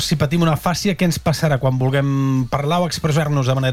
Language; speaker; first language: Catalan; native; Catalan